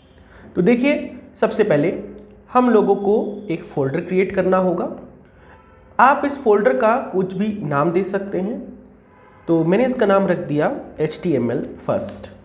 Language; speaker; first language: Hindi; native; Hindi